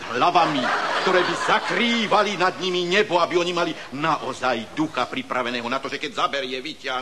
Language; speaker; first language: Slovak; native; Slovak